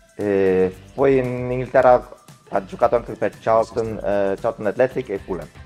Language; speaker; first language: Italian; non-native, fluent; Dutch